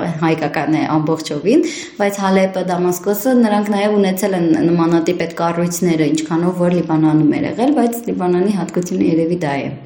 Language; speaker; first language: Armenian; early bilingual, heritage; Armenian